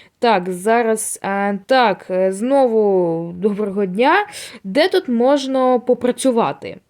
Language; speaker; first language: Ukrainian; native; Ukrainian